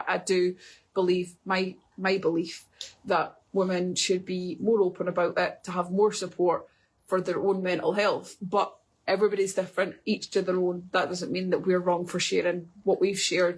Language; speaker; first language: English; native; English